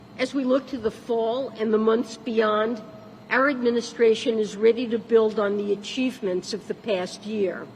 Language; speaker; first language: English; native; English